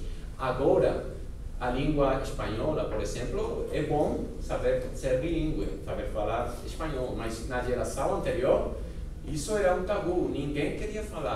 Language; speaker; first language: Portuguese; non-native, fluent; Spanish